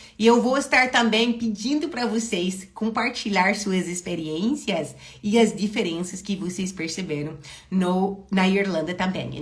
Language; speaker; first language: Portuguese; non-native, fluent; English